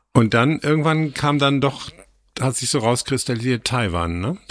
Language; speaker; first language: German; native; German